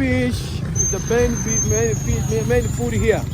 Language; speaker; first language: English; non-native, local second language; Swahili